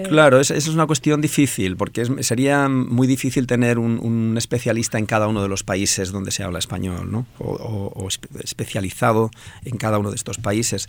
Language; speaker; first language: Spanish; non-native, local second language; Catalan